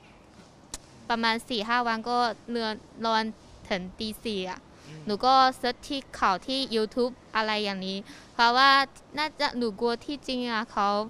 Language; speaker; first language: Thai; non-native, learner; Chinese